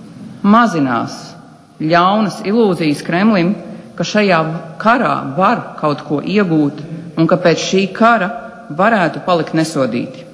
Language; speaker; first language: Latvian; native; Latvian